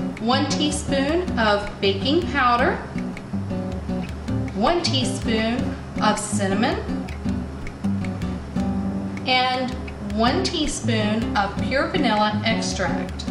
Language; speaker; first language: English; native; English